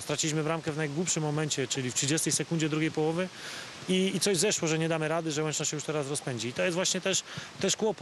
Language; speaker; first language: Polish; native; Polish